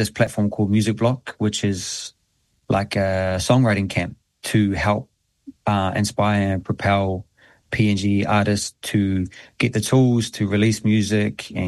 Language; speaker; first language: English; native; English